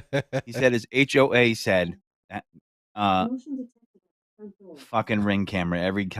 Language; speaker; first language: English; native; English